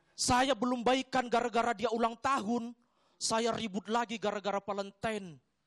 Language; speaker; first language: Indonesian; native; Indonesian